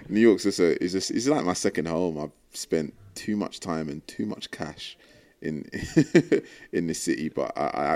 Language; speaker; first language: English; native; English